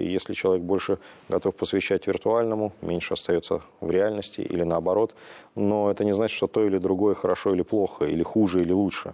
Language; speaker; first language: Russian; native; Russian